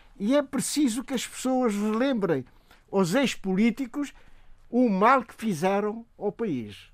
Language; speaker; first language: Portuguese; non-native, local second language; Upper Guinea Crioulo